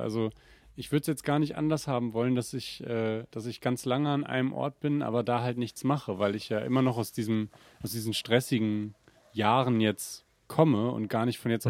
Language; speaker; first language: German; native; German